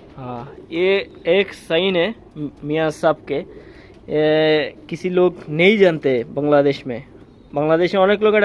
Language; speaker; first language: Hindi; non-native, learner; Bangla